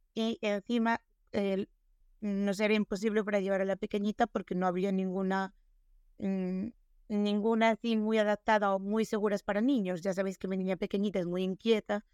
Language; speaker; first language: Spanish; non-native, local second language; Galician